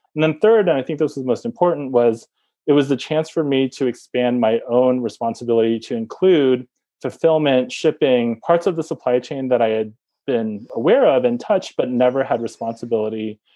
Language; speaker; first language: English; native; English